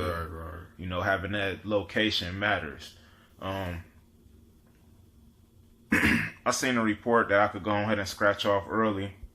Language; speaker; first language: English; native; English